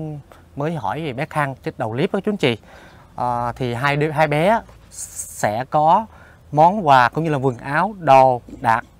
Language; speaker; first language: Vietnamese; native; Vietnamese